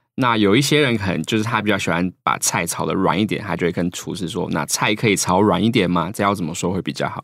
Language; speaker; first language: Chinese; native; Chinese